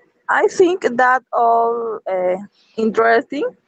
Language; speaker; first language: English; non-native, learner; Spanish